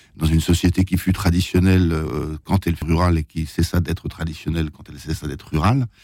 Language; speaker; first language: French; native; French